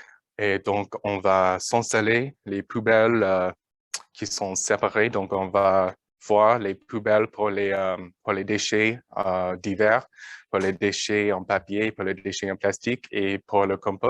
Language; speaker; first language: French; non-native, learner; English